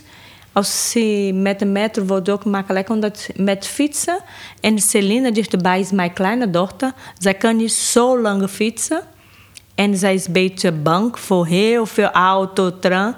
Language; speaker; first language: Dutch; non-native, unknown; Portuguese